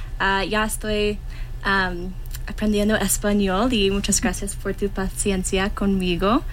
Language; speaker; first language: Spanish; non-native, learner; English